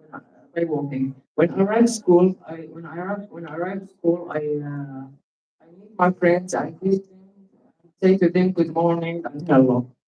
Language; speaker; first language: English; non-native, learner; Arabic